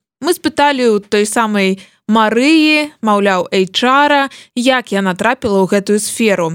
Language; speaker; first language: Belarusian; native; Belarusian